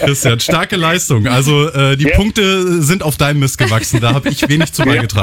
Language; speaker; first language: German; native; German